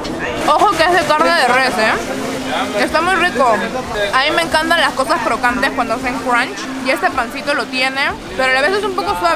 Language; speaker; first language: Spanish; native; Spanish